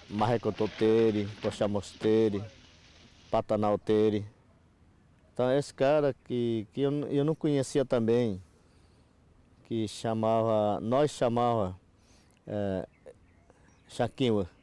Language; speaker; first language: Portuguese; non-native, local second language; Yanomámi